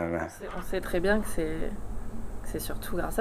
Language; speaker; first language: French; native; French